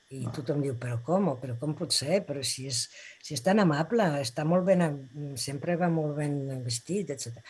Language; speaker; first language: Catalan; non-native, local second language; Spanish